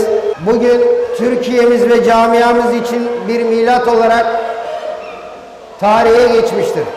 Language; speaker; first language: Turkish; native; Turkish